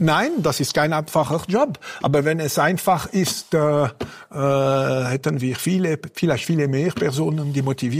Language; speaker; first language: German; non-native, local second language; French